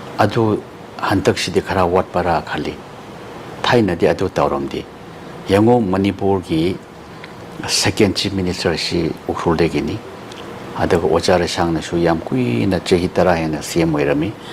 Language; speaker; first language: Manipuri; non-native, local second language; Tangkhul Naga (India)